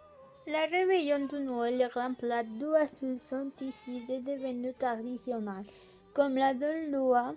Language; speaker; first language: French; non-native, learner; Spanish